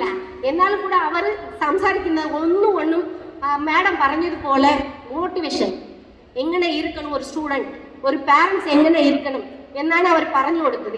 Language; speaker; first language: Malayalam; non-native, learner; Tamil